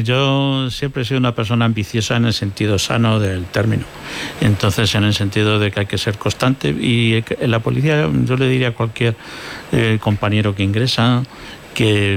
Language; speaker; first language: Spanish; native; Spanish